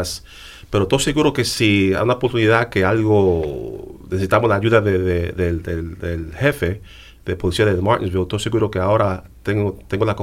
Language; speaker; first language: Spanish; early bilingual, heritage; English